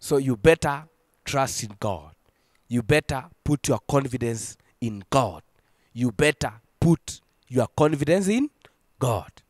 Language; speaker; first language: English; non-native, local second language; Swahili